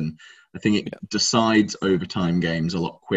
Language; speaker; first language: English; native; English